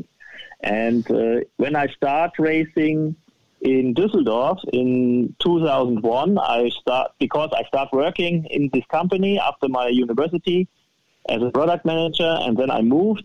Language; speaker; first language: English; non-native, fluent; German